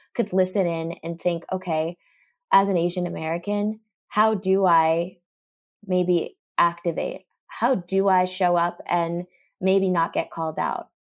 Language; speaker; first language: English; early bilingual, other home language; Japanese